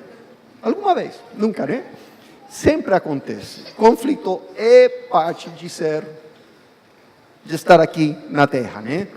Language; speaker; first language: Portuguese; non-native, fluent; English